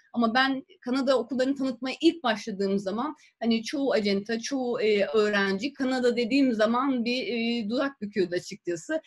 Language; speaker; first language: Turkish; native; Turkish